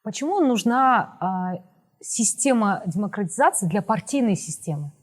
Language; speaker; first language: Russian; non-native, local second language; Kazakh